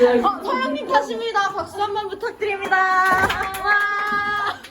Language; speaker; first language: Korean; native; Korean